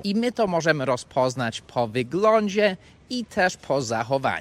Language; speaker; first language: Polish; non-native, fluent; English